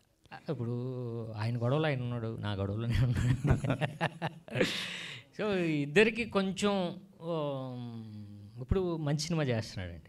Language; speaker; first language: Telugu; native; Telugu